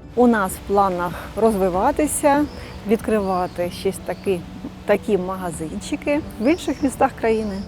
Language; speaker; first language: Ukrainian; native; Ukrainian